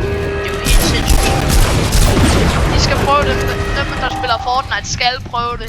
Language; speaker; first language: Danish; native; Danish